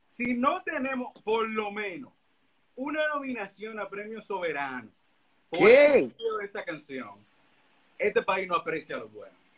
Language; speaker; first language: Spanish; native; Spanish